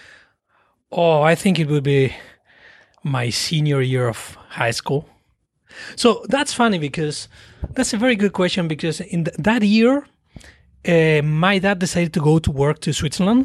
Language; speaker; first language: English; non-native, fluent; Spanish